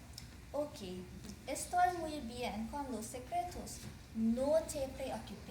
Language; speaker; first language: Spanish; non-native, learner; English